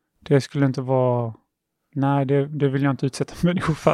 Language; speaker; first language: Swedish; early bilingual, other home language; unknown